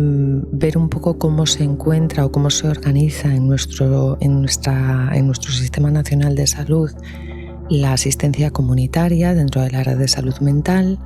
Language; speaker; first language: Spanish; native; Spanish